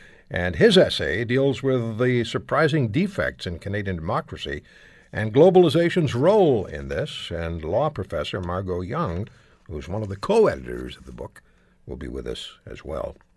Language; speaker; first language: English; non-native, fluent; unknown